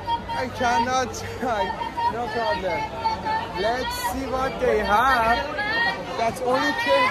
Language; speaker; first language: English; non-native, learner; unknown